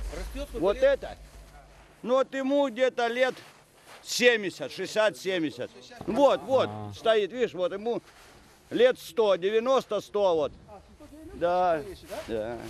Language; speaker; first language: Russian; native; Russian